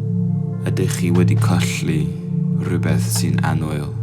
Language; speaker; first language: Welsh; non-native, learner; English